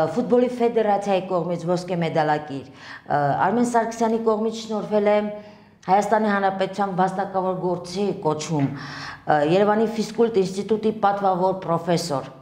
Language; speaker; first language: Armenian; native; Armenian